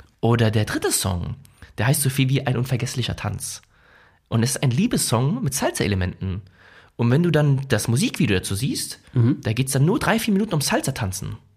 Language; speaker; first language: German; early bilingual, other home language; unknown